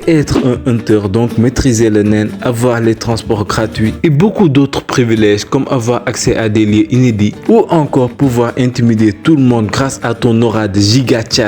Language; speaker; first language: French; native; French